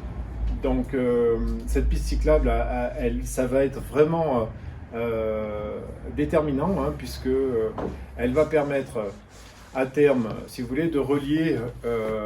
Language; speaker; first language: French; native; French